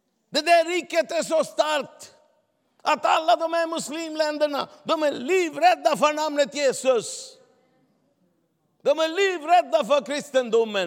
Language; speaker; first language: Swedish; non-native, fluent; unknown